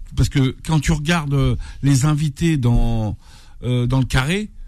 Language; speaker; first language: French; native; French